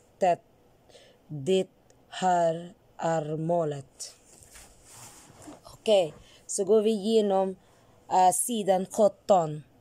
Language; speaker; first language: Swedish; non-native, learner; Filipino